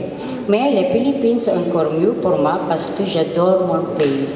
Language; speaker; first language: French; non-native, fluent; Filipino